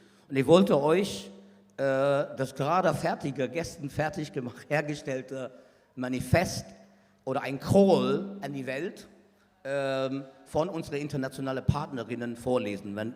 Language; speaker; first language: German; non-native, fluent; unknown